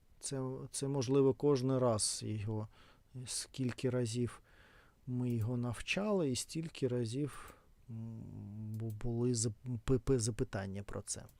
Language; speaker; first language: Ukrainian; non-native, local second language; Russian